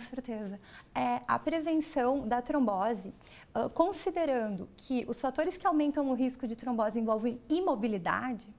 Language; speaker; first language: Portuguese; native; Portuguese